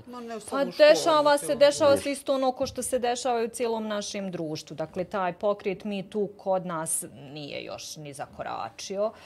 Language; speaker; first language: Bosnian; native; Bosnian